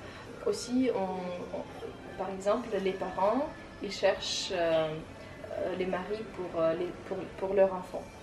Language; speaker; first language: French; non-native, fluent; Tajik